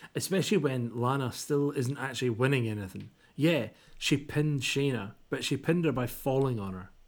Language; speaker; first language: English; native; English